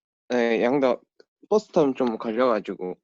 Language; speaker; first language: Korean; native; Korean